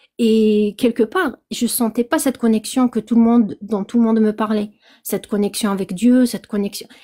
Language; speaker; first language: French; non-native, local second language; Kabyle